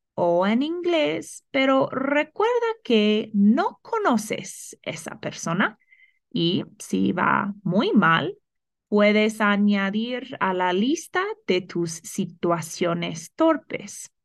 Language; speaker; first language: Spanish; non-native, fluent; English